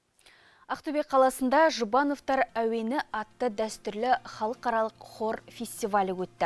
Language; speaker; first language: Kazakh; native; Kazakh